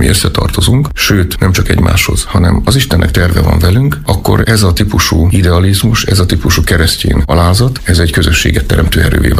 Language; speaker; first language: Hungarian; native; Hungarian